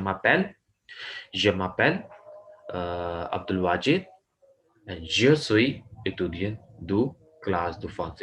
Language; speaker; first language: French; non-native, fluent; Urdu